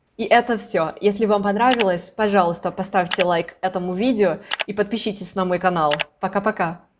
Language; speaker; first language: Russian; non-native, fluent; Portuguese